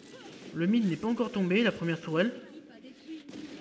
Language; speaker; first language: French; native; French